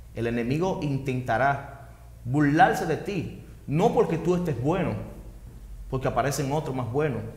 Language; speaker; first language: Spanish; native; Spanish